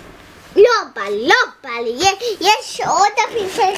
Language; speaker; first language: Hebrew; early bilingual, other home language; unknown